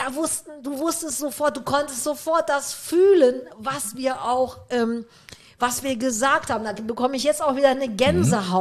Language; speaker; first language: German; native; German